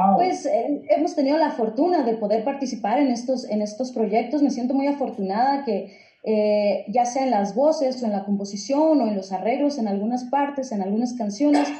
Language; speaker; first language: Spanish; native; Spanish